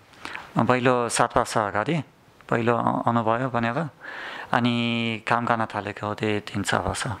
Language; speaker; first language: Nepali; non-native, learner; German